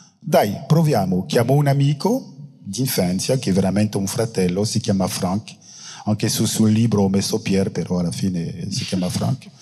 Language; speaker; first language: Italian; non-native, fluent; French